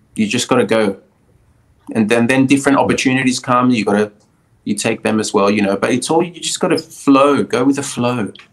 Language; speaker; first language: English; early bilingual, other home language; Spanish